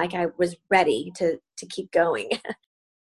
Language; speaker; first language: English; native; English